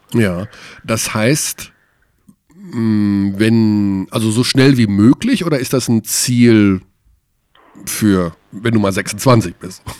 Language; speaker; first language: German; native; German